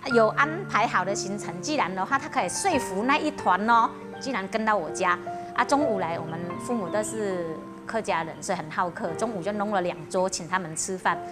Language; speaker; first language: Chinese; early bilingual, heritage; Chinese